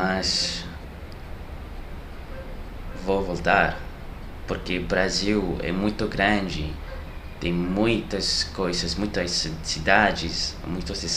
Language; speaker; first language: Portuguese; non-native, learner; French